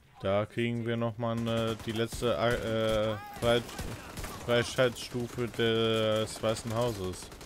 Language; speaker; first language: German; native; German